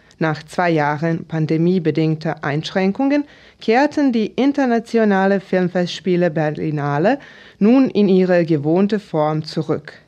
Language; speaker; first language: German; non-native, fluent; Serbian